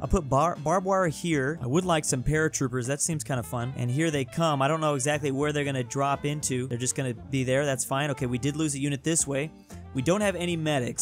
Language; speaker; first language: English; native; English